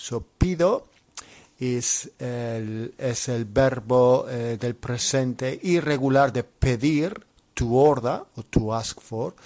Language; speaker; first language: Spanish; non-native, fluent; English